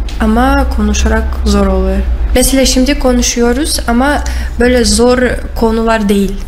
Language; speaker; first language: Turkish; non-native, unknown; Russian